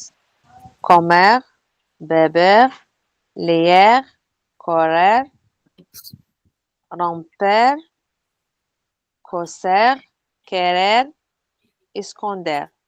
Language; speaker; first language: Spanish; non-native, learner; Arabic